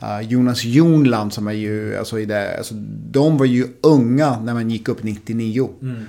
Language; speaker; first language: Swedish; non-native, fluent; English